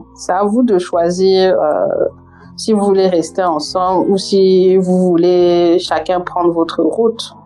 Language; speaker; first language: French; native; French